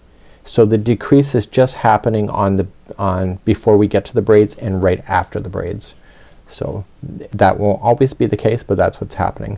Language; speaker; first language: English; native; English